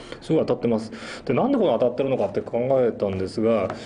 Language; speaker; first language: Japanese; native; Japanese